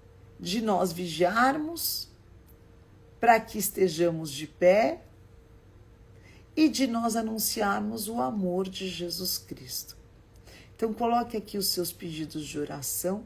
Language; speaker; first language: Portuguese; native; Portuguese